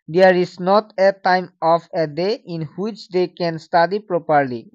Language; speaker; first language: English; non-native, local second language; Assamese